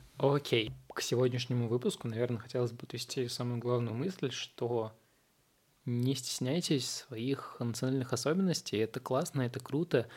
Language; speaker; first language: Russian; early bilingual, other home language; Uzbek